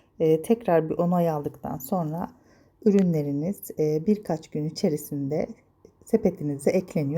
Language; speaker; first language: Turkish; native; Turkish